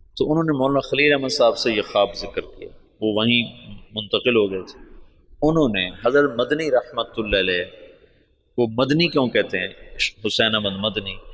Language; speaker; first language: Urdu; non-native, local second language; Punjabi